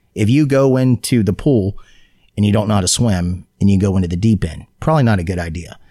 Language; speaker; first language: English; native; English